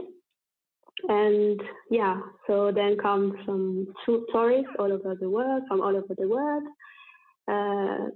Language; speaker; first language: English; non-native, fluent; French